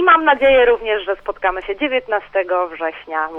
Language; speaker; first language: Polish; native; Polish